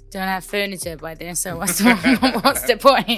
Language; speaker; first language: English; non-native, fluent; Finnish